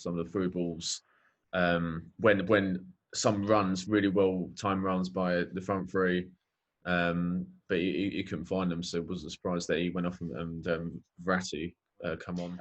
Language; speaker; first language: English; native; English